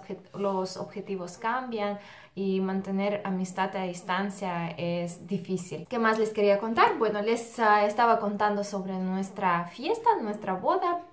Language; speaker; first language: Spanish; non-native, fluent; Russian